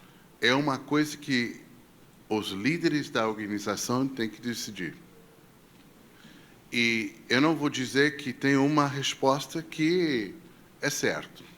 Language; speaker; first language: Portuguese; non-native, fluent; English